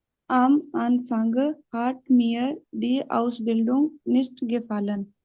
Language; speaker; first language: German; non-native, learner; Hindi